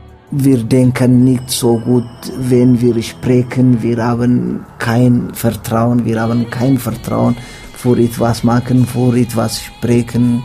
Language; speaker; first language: German; non-native, learner; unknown